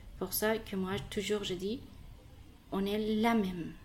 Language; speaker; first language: French; non-native, learner; Persian